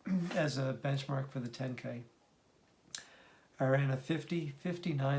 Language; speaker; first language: English; native; English